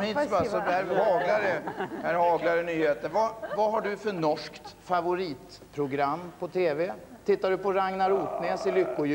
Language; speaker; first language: Swedish; native; Swedish